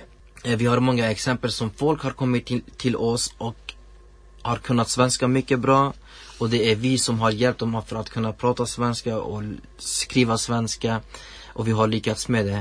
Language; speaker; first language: Swedish; non-native, learner; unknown